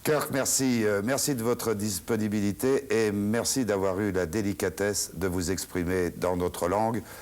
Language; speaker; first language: French; native; French